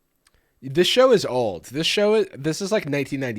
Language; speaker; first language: English; native; English